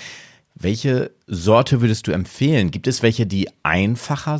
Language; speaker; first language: German; native; German